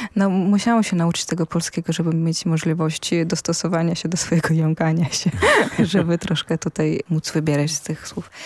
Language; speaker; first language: Polish; non-native, fluent; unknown